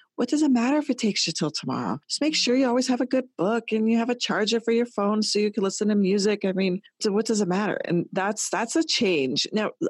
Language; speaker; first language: English; native; English